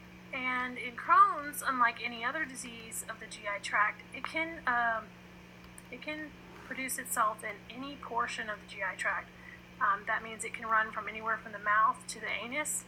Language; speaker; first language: English; native; English